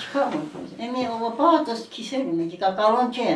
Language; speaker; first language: Greek; early bilingual, heritage; Greek